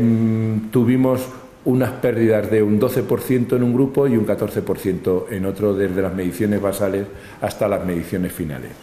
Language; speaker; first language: Spanish; native; Spanish